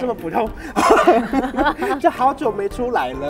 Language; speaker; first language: Chinese; native; Chinese